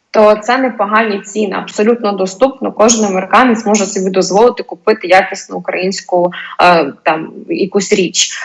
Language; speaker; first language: Ukrainian; non-native, local second language; Russian